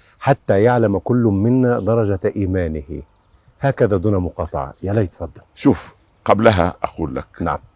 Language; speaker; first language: Arabic; native; Arabic